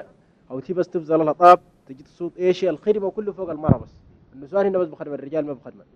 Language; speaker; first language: Arabic; native; Arabic